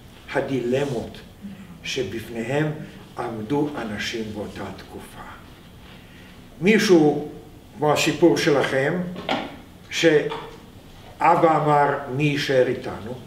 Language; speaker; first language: Hebrew; non-native, fluent; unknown